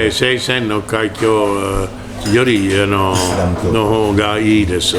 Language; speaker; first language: Japanese; non-native, learner; French